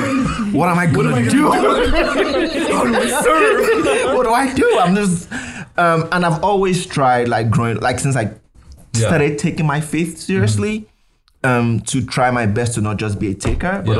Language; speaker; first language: English; non-native, local second language; Yoruba